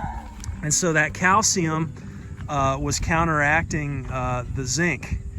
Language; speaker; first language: English; native; English